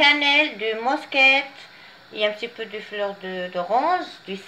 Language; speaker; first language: French; non-native, fluent; Arabic